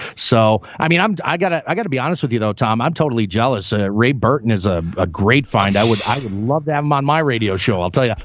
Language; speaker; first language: English; native; English